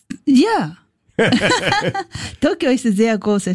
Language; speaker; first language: German; non-native, learner; Japanese